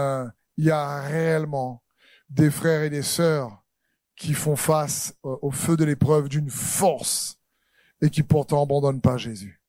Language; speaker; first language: French; native; French